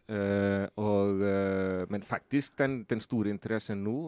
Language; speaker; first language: Norwegian; non-native, fluent; Icelandic